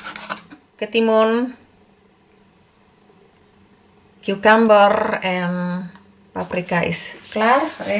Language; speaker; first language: English; non-native, learner; Indonesian